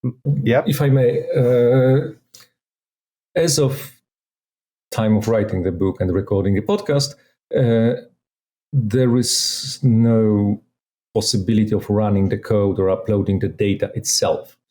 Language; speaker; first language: English; non-native, fluent; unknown